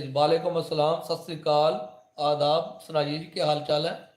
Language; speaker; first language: Hindi; native; Hindi